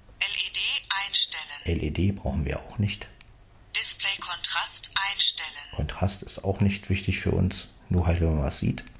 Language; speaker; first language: German; native; German